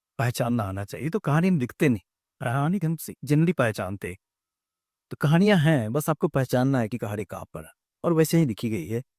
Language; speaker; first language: Hindi; native; Hindi